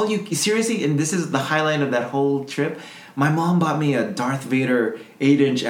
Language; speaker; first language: English; native; English